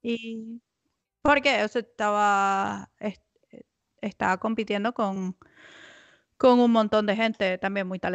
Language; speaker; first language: Spanish; native; Spanish